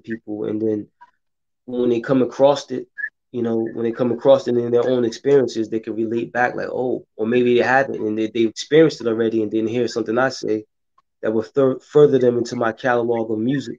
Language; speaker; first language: English; native; English